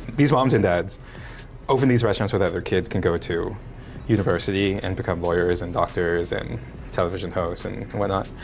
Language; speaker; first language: English; non-native, local second language; Cantonese